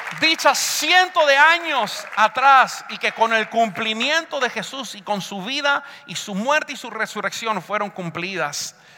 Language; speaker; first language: Spanish; early bilingual, heritage; Spanish